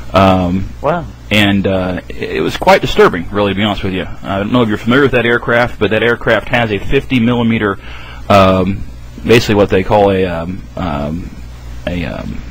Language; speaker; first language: English; native; English